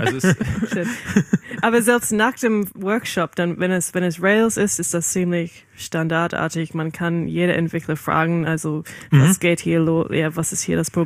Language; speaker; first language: German; non-native, fluent; English